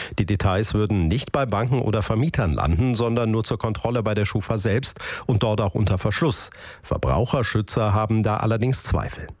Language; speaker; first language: German; native; German